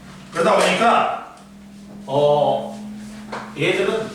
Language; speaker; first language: Korean; native; Korean